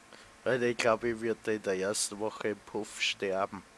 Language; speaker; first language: German; native; German